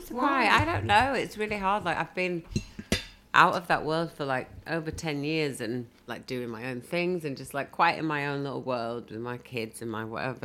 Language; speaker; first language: English; native; English